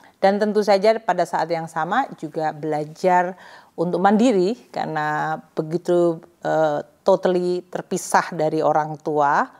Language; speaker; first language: Indonesian; native; Indonesian